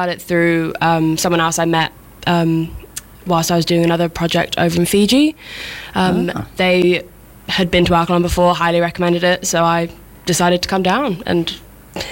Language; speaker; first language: English; native; English